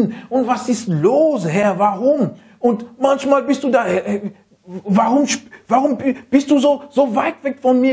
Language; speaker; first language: German; non-native, fluent; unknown